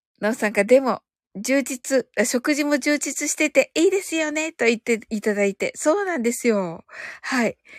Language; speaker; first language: Japanese; native; Japanese